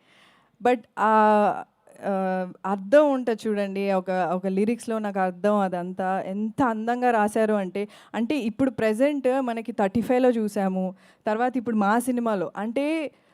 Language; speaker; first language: Telugu; native; Telugu